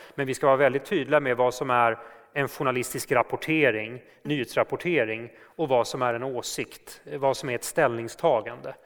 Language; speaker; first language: Swedish; native; Swedish